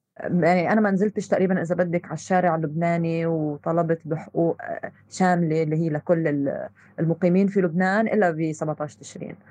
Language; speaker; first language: Arabic; native; Arabic